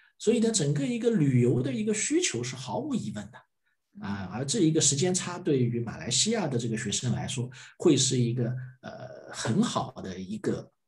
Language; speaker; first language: Chinese; native; Chinese